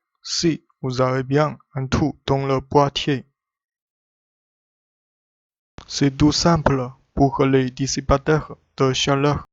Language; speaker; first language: French; non-native, learner; Chinese